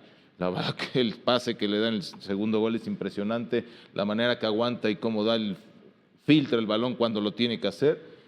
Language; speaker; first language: Spanish; native; Spanish